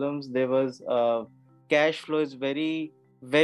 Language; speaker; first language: English; non-native, local second language; Hindi